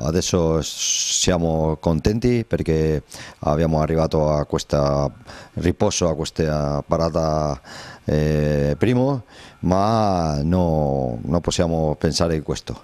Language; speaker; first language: Italian; non-native, learner; Spanish